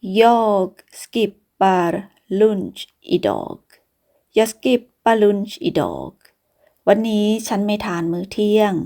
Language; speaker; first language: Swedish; non-native, fluent; Thai